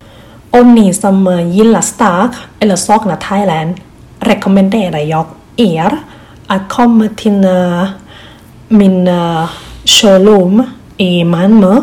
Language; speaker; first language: Swedish; non-native, learner; Thai